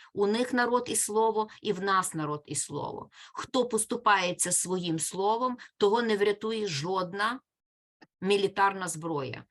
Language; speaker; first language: Ukrainian; native; Ukrainian